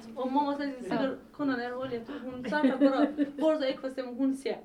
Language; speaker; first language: Icelandic; non-native, learner; Persian